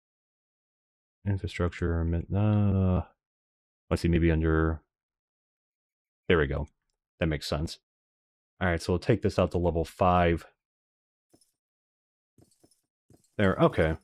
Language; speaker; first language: English; native; English